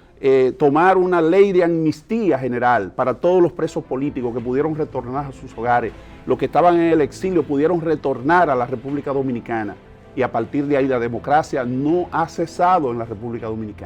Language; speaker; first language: Spanish; native; Spanish